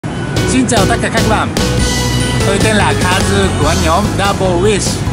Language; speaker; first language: Vietnamese; non-native, learner; Japanese